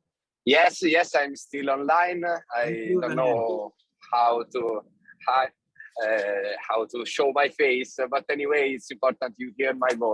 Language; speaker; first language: English; non-native, fluent; Italian